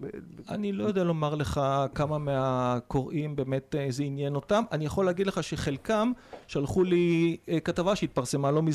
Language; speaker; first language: Hebrew; native; Hebrew